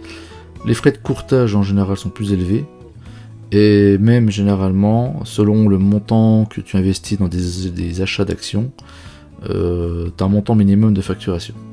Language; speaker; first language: French; native; French